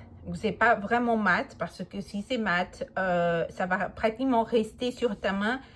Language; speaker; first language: French; non-native, fluent; Spanish